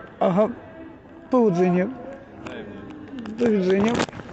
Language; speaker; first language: Polish; non-native, learner; Russian